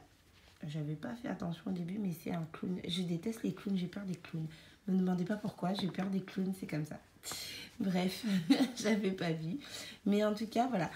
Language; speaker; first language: French; native; French